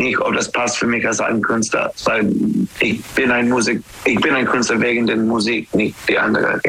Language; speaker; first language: German; non-native, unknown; English